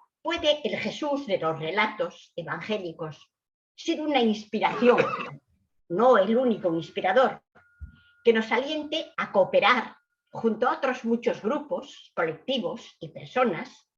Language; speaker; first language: Spanish; native; Spanish